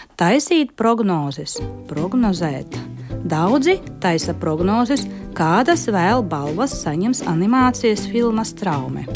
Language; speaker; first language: Latvian; native; Latvian